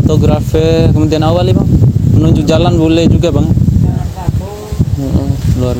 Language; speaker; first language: Indonesian; native; Indonesian